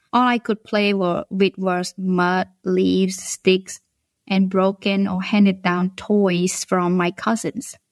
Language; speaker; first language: English; non-native, fluent; Khmer